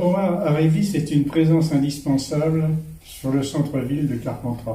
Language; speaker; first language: French; native; French